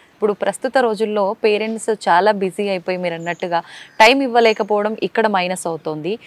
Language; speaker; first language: Telugu; native; Telugu